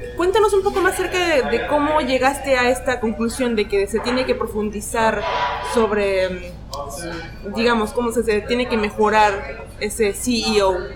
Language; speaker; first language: Spanish; native; Spanish